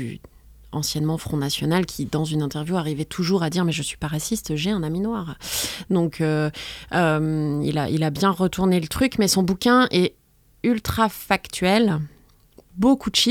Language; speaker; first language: French; native; French